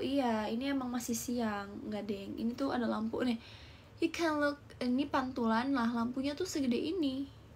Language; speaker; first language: Indonesian; native; Indonesian